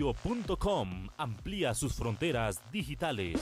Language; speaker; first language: Spanish; native; Spanish